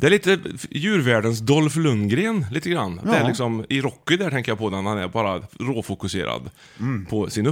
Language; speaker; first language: Swedish; native; Swedish